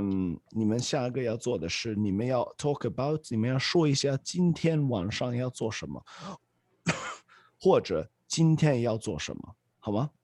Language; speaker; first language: Chinese; non-native, fluent; Swedish